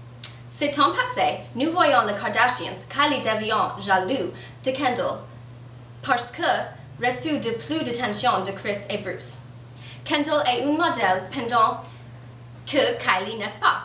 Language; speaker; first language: French; non-native, learner; English